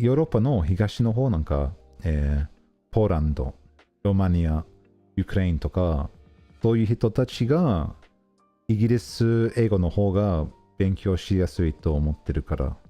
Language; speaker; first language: Japanese; non-native, learner; English